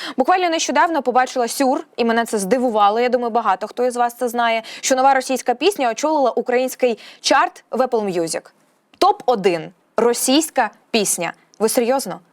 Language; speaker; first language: Ukrainian; native; Ukrainian